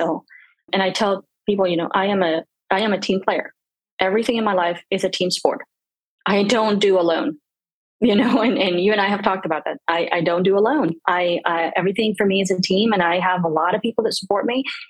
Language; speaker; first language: English; non-native, fluent; Spanish